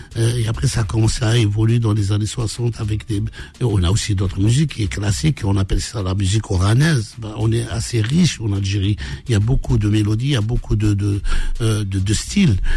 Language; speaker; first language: French; non-native, local second language; Arabic